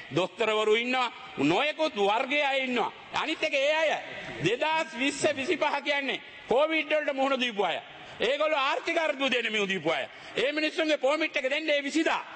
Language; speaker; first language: Sinhala; native; Sinhala